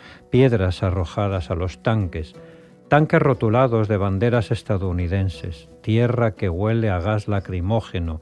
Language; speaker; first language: Spanish; native; Spanish